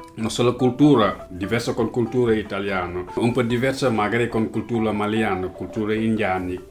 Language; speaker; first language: Italian; non-native, learner; Wolof